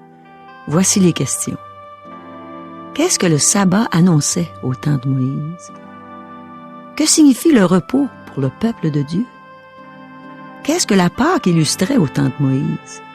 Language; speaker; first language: French; native; French